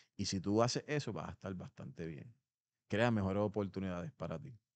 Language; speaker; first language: Spanish; native; Spanish